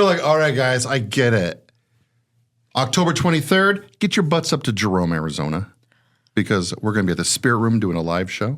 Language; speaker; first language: English; native; English